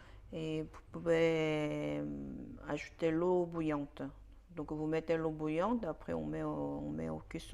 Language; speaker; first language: French; non-native, fluent; Korean